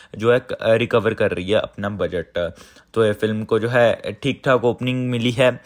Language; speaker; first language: Hindi; non-native, local second language; Punjabi